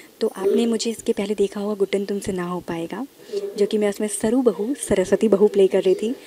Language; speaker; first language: Hindi; native; Hindi